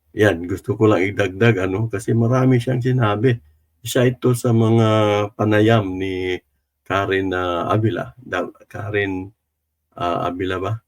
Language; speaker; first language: Filipino; non-native, local second language; Cebuano